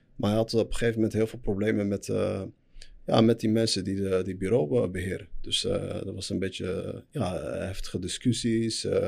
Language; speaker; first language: Dutch; early bilingual, other home language; Arabic